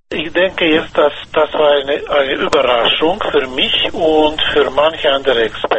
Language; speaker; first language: German; non-native, fluent; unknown